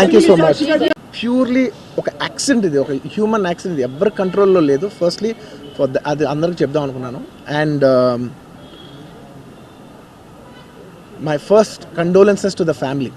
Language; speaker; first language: Telugu; native; Telugu